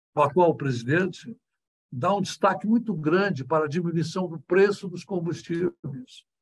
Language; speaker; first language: Portuguese; native; Portuguese